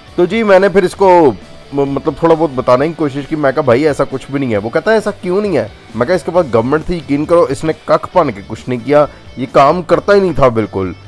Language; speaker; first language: Urdu; non-native, local second language; Punjabi